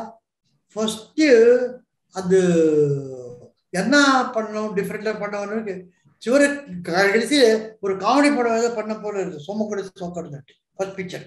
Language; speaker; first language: Tamil; non-native, local second language; Telugu